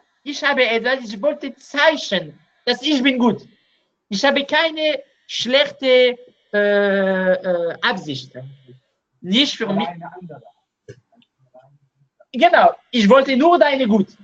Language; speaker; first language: German; non-native, learner; Hebrew